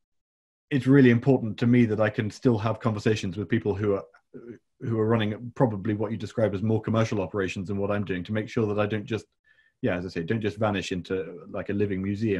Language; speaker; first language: English; native; English